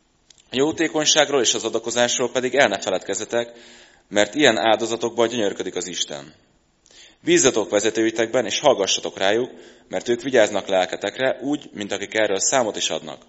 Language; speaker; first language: Hungarian; native; Hungarian